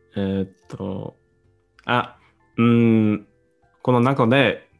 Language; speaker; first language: Japanese; non-native, learner; English